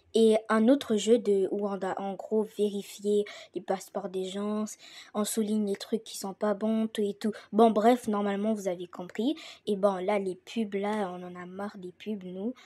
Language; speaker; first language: French; native; French